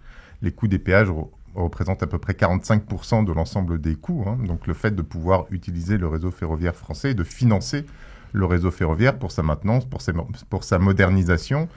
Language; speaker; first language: French; native; French